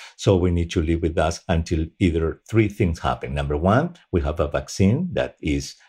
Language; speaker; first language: English; non-native, fluent; Spanish